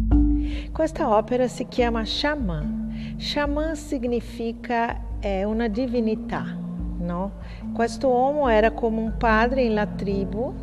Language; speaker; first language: Italian; non-native, fluent; Portuguese